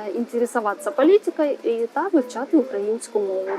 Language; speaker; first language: Ukrainian; non-native, fluent; Russian